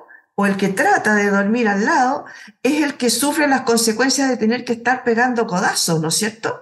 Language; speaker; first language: Spanish; native; Spanish